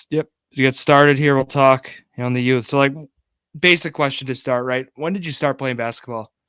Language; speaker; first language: English; native; English